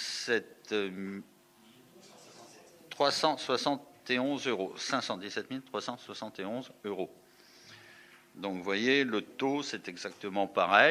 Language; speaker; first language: French; native; French